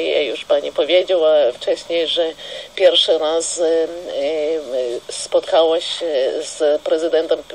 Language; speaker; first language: Polish; non-native, fluent; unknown